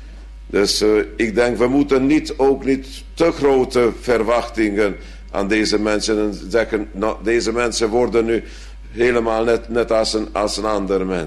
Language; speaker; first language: Dutch; non-native, fluent; Hungarian